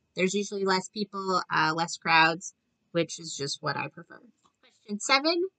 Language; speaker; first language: English; native; English